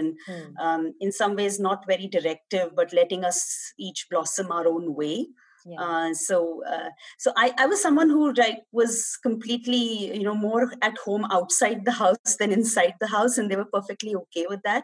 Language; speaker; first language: English; non-native, local second language; Hindi